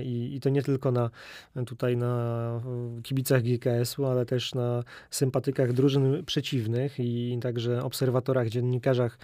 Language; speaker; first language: Polish; native; Polish